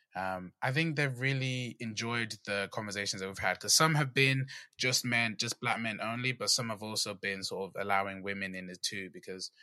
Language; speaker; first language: English; native; English